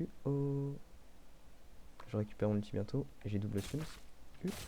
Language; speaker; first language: French; native; French